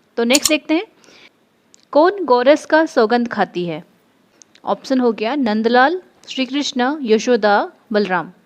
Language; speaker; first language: Hindi; non-native, local second language; Odia